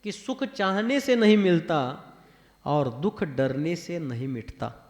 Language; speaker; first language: Hindi; non-native, local second language; Marathi